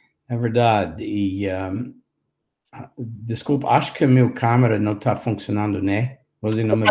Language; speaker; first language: Portuguese; non-native, fluent; English